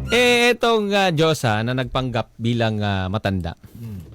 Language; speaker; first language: Filipino; non-native, local second language; Cebuano